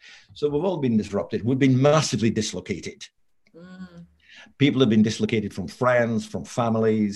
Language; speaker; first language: English; native; English